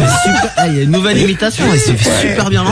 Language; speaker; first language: French; native; French